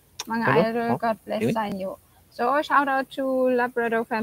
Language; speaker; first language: English; non-native, fluent; German